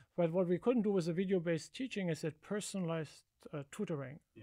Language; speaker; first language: English; non-native, fluent; German